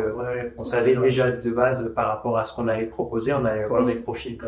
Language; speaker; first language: French; native; French